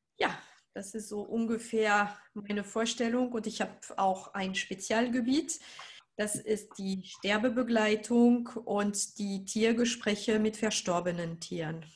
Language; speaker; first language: German; non-native, fluent; French